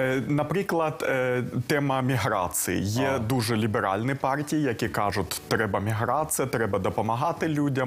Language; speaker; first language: Ukrainian; early bilingual, heritage; Ukrainian